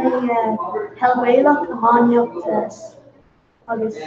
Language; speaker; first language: Irish; non-native, local second language; English